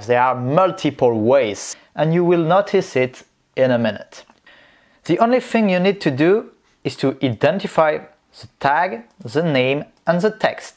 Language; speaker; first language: English; non-native, fluent; French